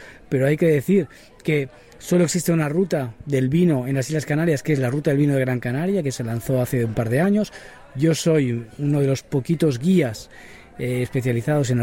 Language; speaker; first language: Spanish; native; Spanish